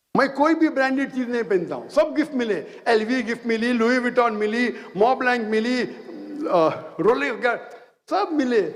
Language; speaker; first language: Hindi; non-native, local second language; Konkani